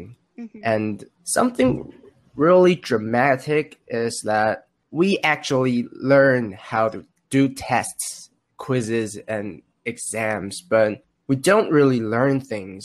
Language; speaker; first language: English; non-native, learner; Chinese